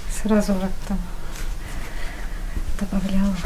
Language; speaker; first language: Russian; non-native, fluent; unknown